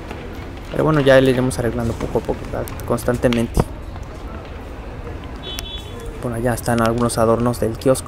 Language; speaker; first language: Spanish; native; Spanish